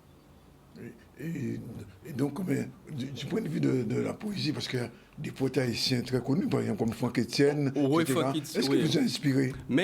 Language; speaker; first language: French; native; French